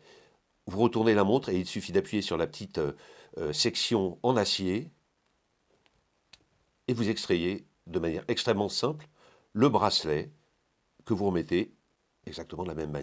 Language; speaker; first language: French; native; French